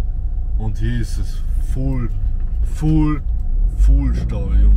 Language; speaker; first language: German; early bilingual, other home language; Albanian